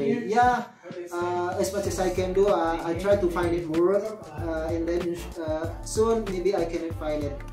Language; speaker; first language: English; non-native, learner; Indonesian